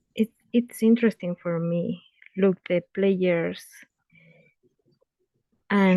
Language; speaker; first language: English; non-native, learner; Spanish